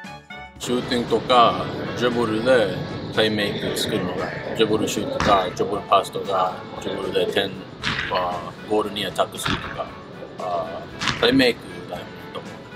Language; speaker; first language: Japanese; early bilingual, heritage; English